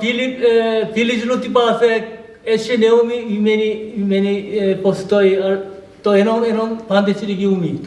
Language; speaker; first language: Czech; non-native, learner; Korean